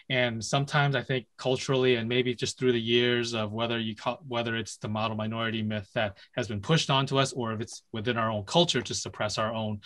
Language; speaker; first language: English; native; English